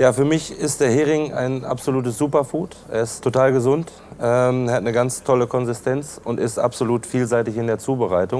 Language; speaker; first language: German; native; German